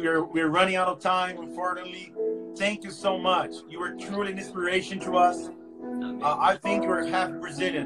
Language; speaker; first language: English; non-native, fluent; Portuguese